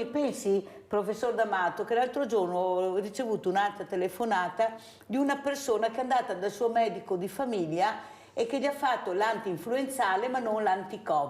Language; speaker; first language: Italian; native; Italian